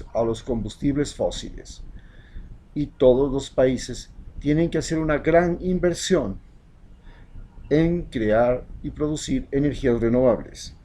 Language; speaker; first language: Spanish; native; Spanish